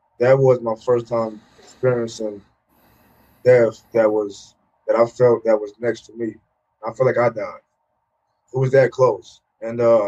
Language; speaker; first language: English; native; English